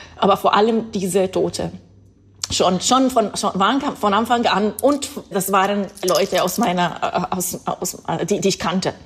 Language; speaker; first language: German; non-native, fluent; Italian